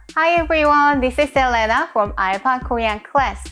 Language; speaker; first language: English; non-native, fluent; Korean